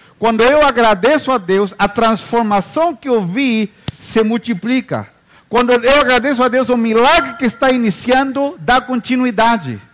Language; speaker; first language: Portuguese; non-native, fluent; Spanish